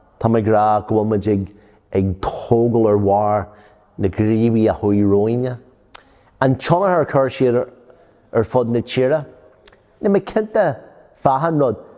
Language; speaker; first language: Irish; non-native, local second language; English